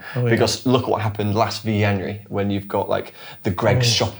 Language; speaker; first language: English; native; English